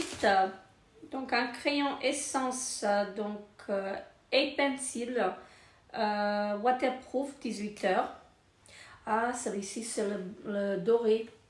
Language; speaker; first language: French; native; French